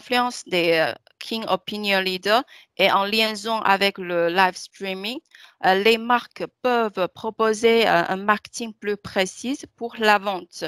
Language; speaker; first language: French; non-native, fluent; Chinese